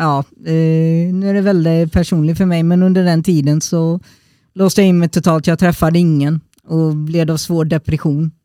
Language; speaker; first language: Swedish; native; Swedish